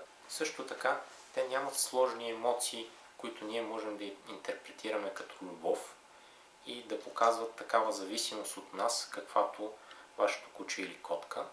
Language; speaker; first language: Bulgarian; native; Bulgarian